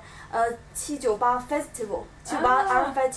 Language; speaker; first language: English; non-native, learner; Chinese